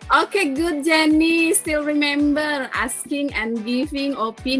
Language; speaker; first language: English; non-native, learner; Indonesian